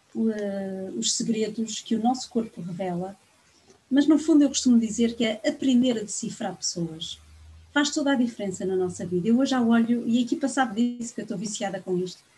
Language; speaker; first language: Portuguese; native; Portuguese